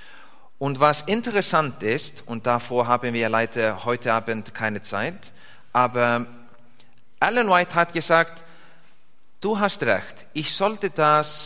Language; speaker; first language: German; non-native, fluent; Icelandic